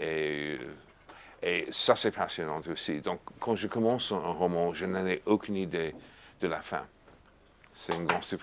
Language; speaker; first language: French; non-native, fluent; English